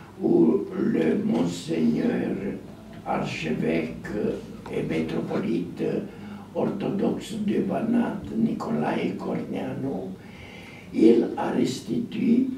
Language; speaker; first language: French; non-native, learner; Romanian